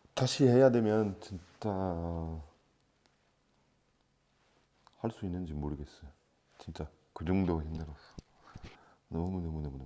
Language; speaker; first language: Korean; non-native, fluent; French